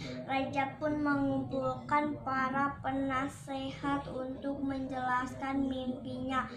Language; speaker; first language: Indonesian; native; Indonesian